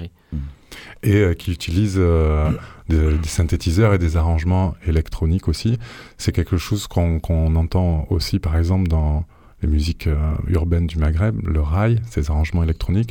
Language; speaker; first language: French; native; French